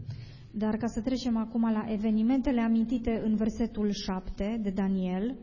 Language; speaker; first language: Romanian; non-native, learner; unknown